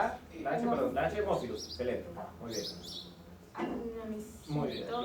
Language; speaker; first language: Spanish; native; Spanish